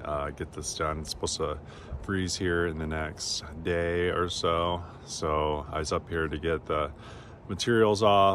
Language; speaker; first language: English; native; English